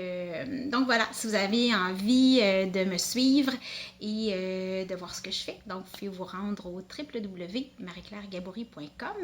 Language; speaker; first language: French; native; French